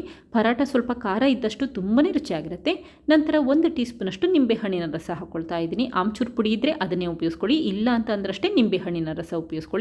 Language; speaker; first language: Kannada; native; Kannada